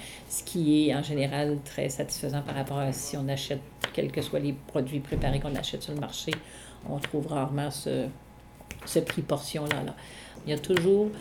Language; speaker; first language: French; native; French